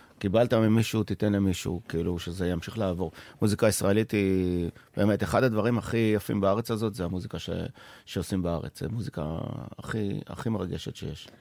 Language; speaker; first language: Hebrew; native; Hebrew